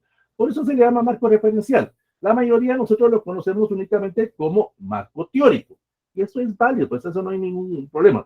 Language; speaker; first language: Spanish; native; Spanish